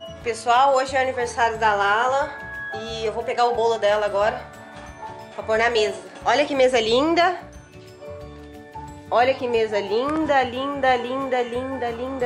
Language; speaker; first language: Portuguese; native; Portuguese